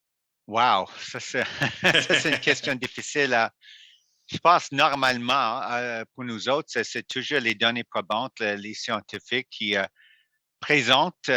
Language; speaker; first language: French; non-native, local second language; English